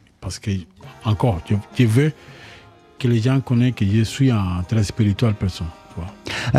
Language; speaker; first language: French; non-native, learner; Spanish